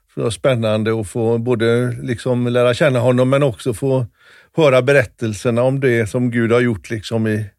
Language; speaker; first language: Swedish; native; Swedish